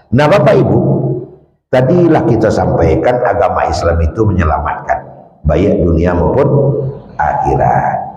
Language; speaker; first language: Malay; non-native, local second language; Minangkabau